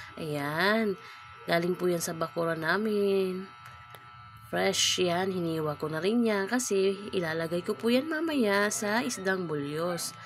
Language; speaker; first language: Filipino; non-native, local second language; Bikol